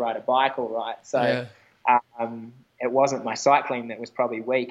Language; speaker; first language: English; native; English